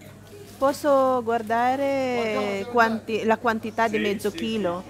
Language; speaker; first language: Italian; non-native, learner; Filipino